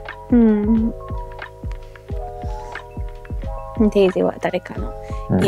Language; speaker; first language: Japanese; non-native, learner; English